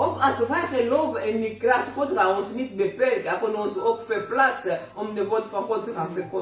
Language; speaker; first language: Dutch; non-native, learner; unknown